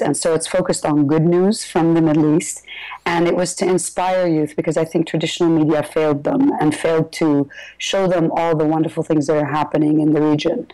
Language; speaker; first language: English; early bilingual, other home language; Arabic